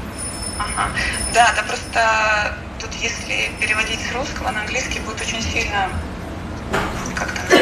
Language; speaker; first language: Russian; native; Russian